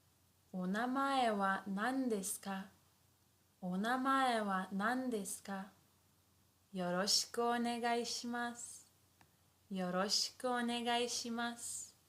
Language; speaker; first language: Japanese; non-native, fluent; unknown